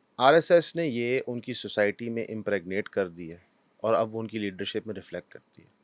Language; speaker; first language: Urdu; non-native, local second language; Punjabi